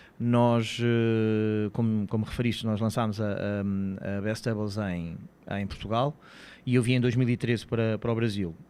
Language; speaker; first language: Portuguese; native; Portuguese